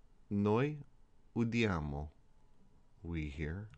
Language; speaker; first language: Italian; non-native, fluent; English